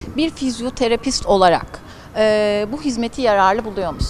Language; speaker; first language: Turkish; native; Turkish